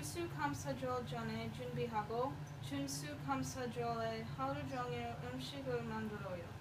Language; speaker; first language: Korean; non-native, learner; English